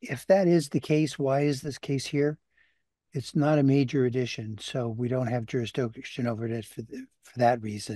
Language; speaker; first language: English; native; English